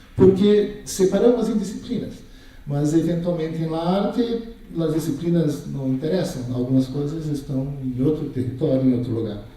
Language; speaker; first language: Portuguese; native; Portuguese